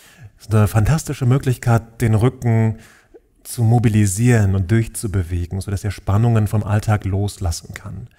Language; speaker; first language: German; native; German